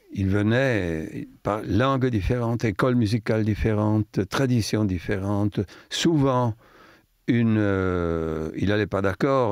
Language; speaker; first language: French; non-native, fluent; Italian